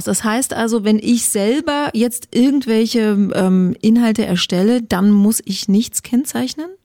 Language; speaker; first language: German; native; German